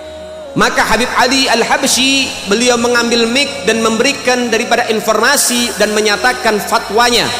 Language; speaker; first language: Indonesian; native; Indonesian